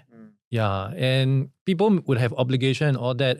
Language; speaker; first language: English; native; English